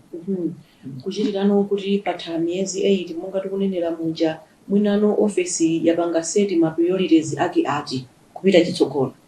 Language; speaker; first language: Nyanja; native; Nyanja